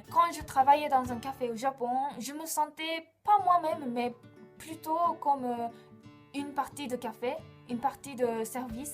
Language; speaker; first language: French; non-native, fluent; Japanese